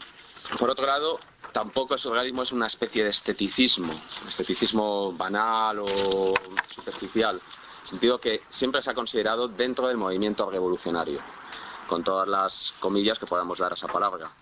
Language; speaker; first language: Spanish; native; Spanish